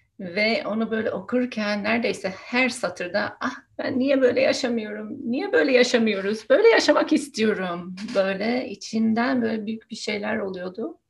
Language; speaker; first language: Turkish; non-native, fluent; English